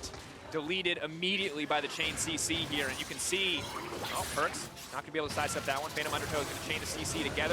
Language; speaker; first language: English; native; English